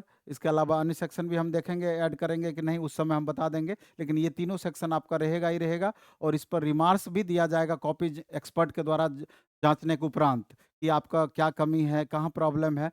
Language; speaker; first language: Hindi; native; Hindi